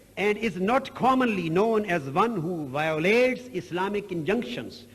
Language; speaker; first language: English; non-native, local second language; Punjabi